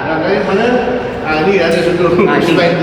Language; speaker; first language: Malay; non-native, local second language; Tamil